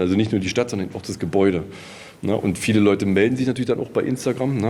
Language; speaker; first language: German; native; German